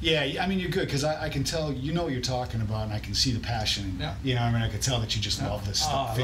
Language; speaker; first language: English; native; English